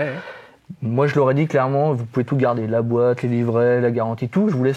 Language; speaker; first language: French; native; French